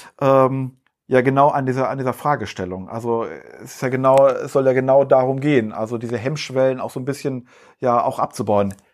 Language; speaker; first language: German; native; German